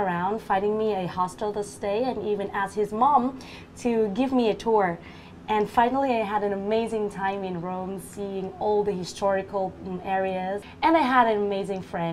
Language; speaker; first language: English; non-native, fluent; Vietnamese